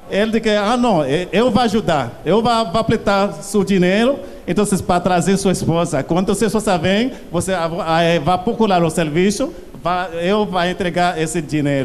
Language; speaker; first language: Portuguese; non-native, learner; Haitian Creole